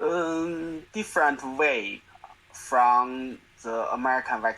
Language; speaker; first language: English; non-native, learner; Chinese